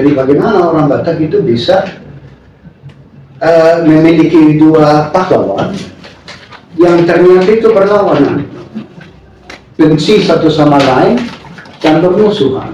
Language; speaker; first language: Indonesian; non-native, fluent; German